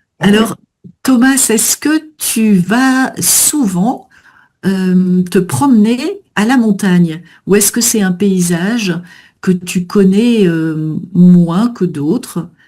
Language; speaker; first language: French; native; French